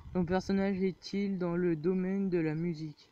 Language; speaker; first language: French; native; French